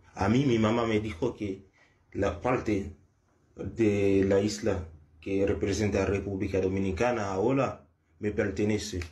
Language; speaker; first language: Spanish; non-native, learner; Haitian Creole